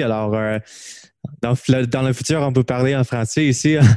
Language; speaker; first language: French; non-native, learner; English